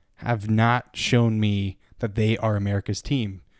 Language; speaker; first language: English; native; English